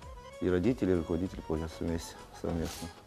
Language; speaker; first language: Russian; native; Russian